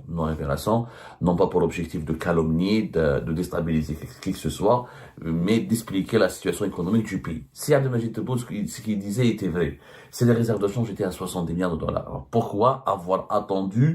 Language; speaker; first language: French; non-native, local second language; Arabic